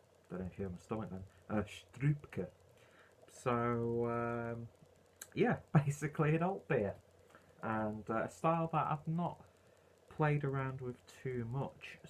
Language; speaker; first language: English; native; English